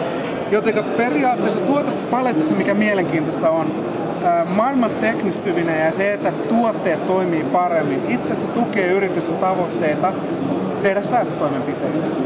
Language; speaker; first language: Finnish; native; Finnish